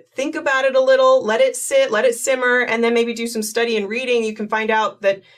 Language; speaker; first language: English; native; English